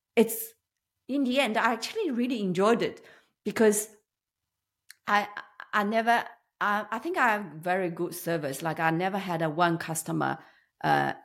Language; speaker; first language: English; non-native, learner; Chinese